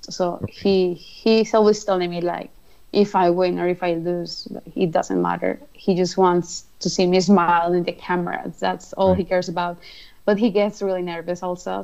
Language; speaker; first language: English; non-native, fluent; Spanish